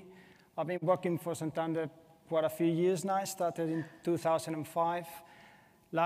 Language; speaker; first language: English; non-native, fluent; Spanish